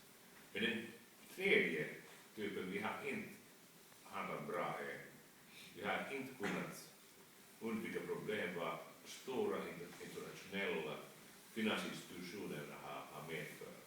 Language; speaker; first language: Swedish; non-native, fluent; Finnish